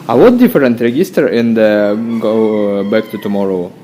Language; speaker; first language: English; non-native, learner; Russian